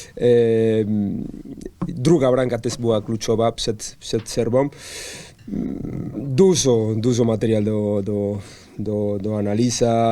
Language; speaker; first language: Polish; non-native, learner; Spanish